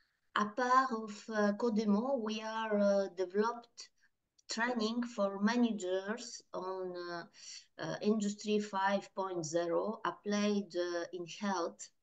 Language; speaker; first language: English; non-native, learner; French